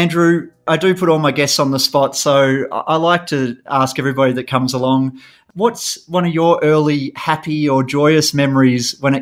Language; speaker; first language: English; native; English